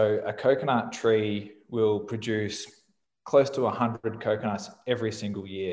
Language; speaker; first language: English; native; English